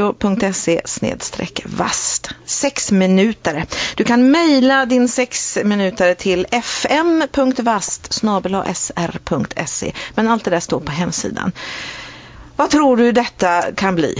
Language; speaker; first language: Swedish; native; Swedish